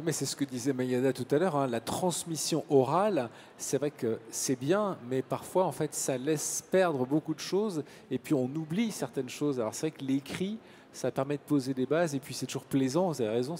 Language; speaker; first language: French; native; French